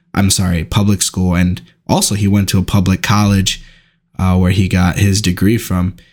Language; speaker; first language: English; native; English